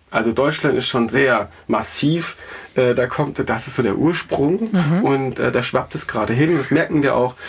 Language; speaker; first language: German; native; German